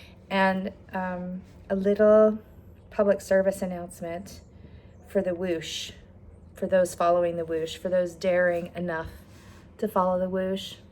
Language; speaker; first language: English; native; English